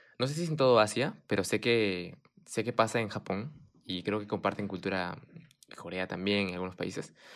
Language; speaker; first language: Spanish; early bilingual, heritage; Spanish